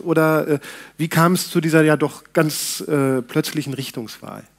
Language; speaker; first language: German; native; German